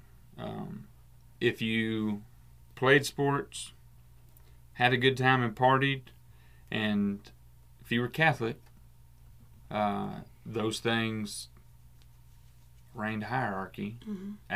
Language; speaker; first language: English; native; English